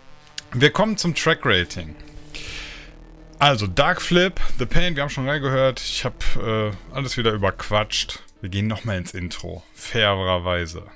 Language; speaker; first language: German; native; German